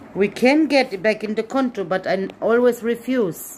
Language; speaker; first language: English; non-native, learner; German